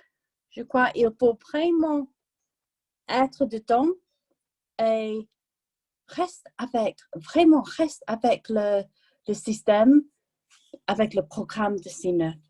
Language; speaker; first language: French; non-native, fluent; English